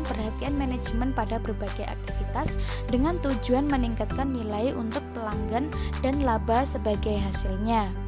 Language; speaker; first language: Indonesian; native; Indonesian